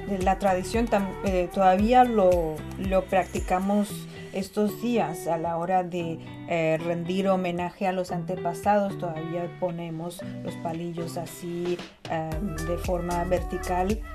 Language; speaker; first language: Spanish; non-native, fluent; Chinese